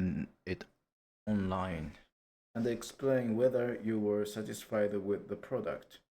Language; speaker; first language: English; non-native, learner; Japanese